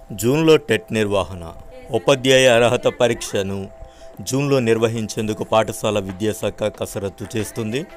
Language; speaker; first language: Telugu; native; Telugu